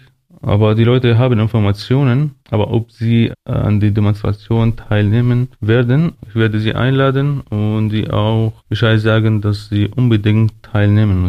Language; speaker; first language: German; non-native, fluent; Arabic